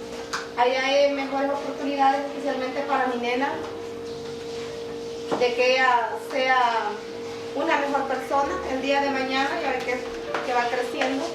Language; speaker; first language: Spanish; native; Spanish